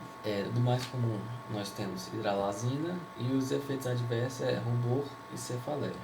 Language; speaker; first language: Portuguese; native; Portuguese